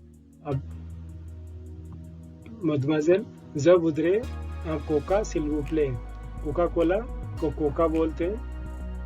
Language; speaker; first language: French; non-native, learner; Hindi